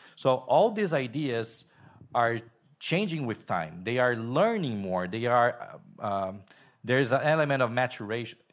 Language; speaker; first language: English; non-native, fluent; Portuguese